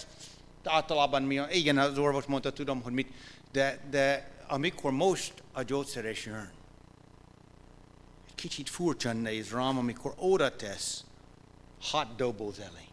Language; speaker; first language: Hungarian; non-native, fluent; English